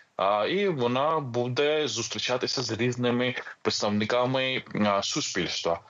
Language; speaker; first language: Ukrainian; non-native, fluent; Georgian